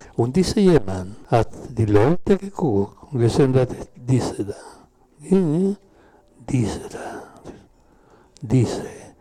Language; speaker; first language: German; non-native, learner; Spanish